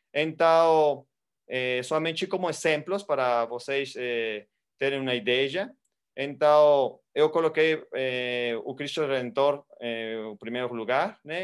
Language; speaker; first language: Portuguese; non-native, fluent; Spanish